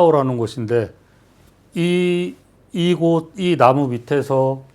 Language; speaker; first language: Korean; native; Korean